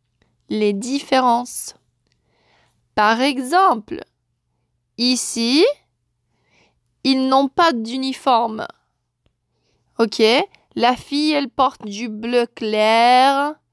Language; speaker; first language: French; non-native, fluent; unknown